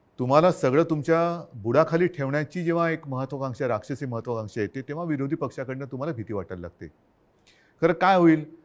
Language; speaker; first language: Marathi; native; Marathi